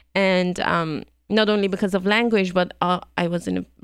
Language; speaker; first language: English; non-native, fluent; Persian